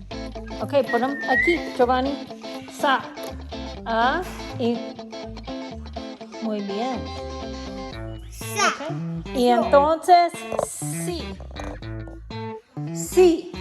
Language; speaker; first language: Spanish; non-native, learner; English